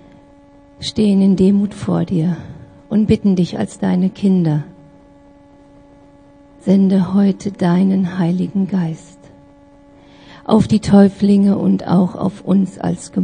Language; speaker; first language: German; native; German